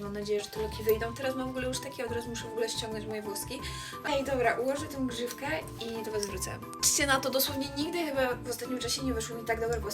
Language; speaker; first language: Polish; native; Polish